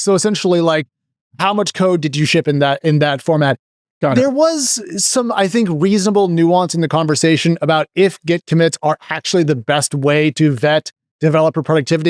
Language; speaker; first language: English; native; English